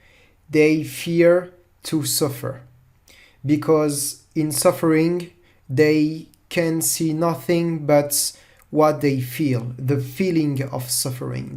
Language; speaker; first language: English; non-native, fluent; French